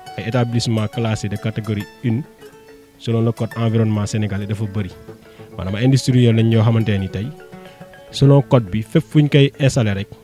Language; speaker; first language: Wolof; native; Wolof